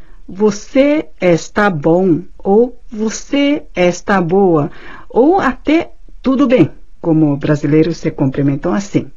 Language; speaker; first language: Portuguese; non-native, fluent; Chinese